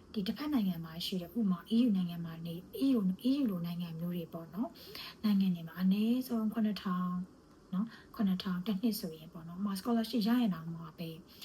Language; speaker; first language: Burmese; native; Burmese